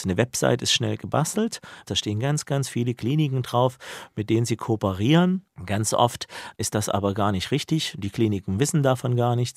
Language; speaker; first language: German; native; German